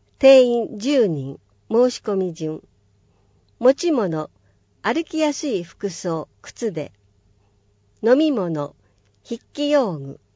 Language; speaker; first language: Japanese; native; Japanese